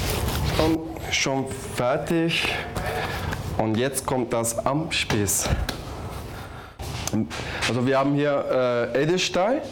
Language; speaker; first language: German; non-native, learner; Turkish